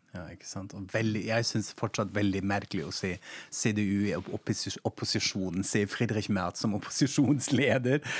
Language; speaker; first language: Norwegian; non-native, fluent; German